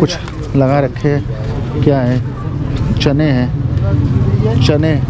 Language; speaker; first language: Hindi; native; Hindi